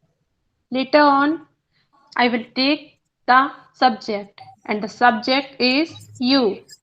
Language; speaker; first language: English; non-native, learner; Hindi